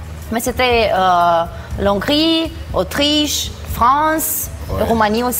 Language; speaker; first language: French; non-native, fluent; Romanian